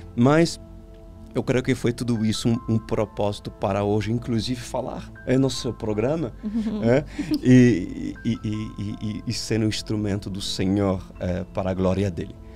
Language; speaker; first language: Portuguese; non-native, fluent; French